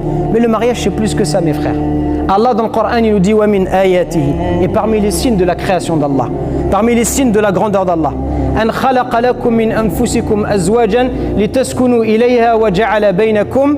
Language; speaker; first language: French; native; French